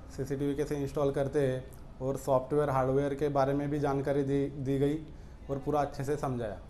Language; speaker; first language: Hindi; non-native, local second language; Marathi